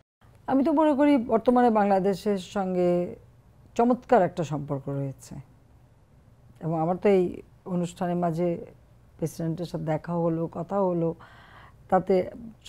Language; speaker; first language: Bangla; native; Bangla